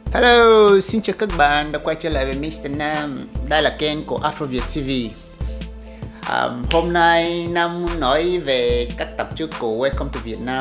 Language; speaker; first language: Vietnamese; non-native, fluent; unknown